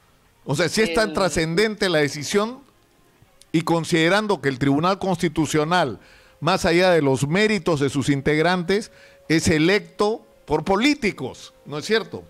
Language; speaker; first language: Spanish; native; Spanish